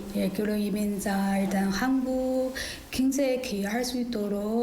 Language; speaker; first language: Korean; non-native, learner; Chinese